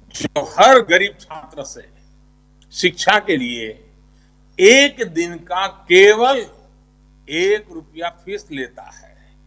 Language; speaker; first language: Hindi; non-native, local second language; Gujarati